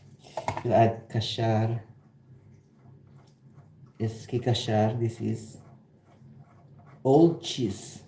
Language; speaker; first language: Turkish; non-native, learner; Filipino